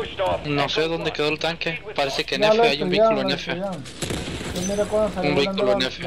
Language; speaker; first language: Spanish; native; Spanish